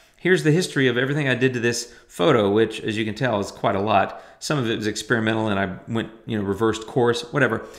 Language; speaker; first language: English; native; English